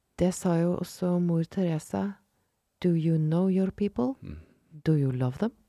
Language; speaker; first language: Norwegian; native; Norwegian